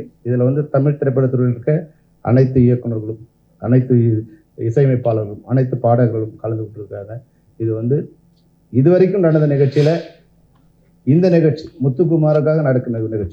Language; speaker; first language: Tamil; native; Tamil